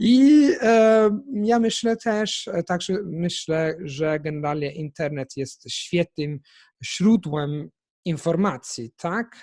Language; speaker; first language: Polish; non-native, fluent; Italian